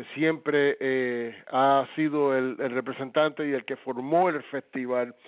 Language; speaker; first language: Spanish; early bilingual, heritage; Spanish